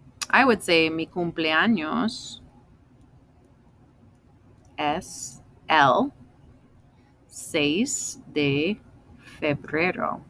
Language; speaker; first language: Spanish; non-native, fluent; English